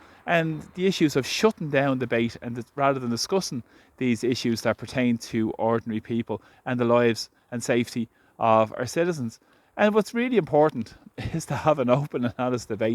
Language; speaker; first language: English; native; English